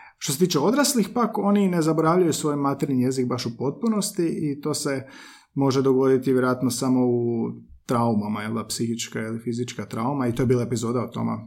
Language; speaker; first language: Croatian; native; Croatian